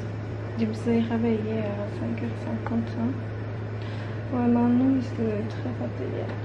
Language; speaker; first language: French; non-native, learner; Japanese